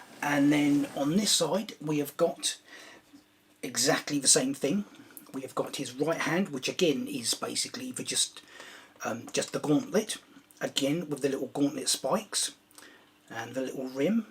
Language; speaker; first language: English; native; English